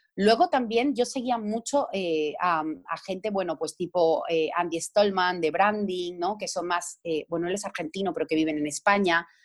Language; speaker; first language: Spanish; native; Spanish